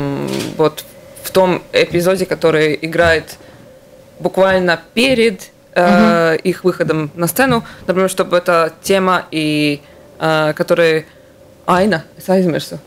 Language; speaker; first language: Russian; native; Russian